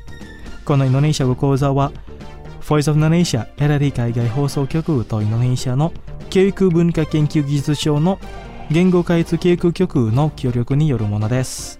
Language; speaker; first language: Japanese; non-native, fluent; Indonesian